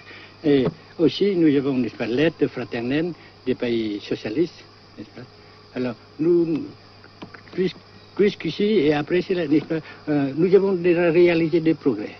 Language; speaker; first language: French; non-native, fluent; Vietnamese